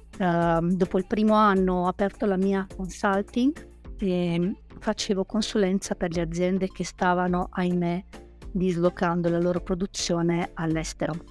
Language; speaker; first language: Italian; non-native, fluent; Hungarian